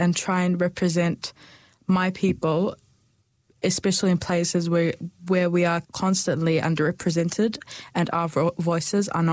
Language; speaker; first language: English; native; English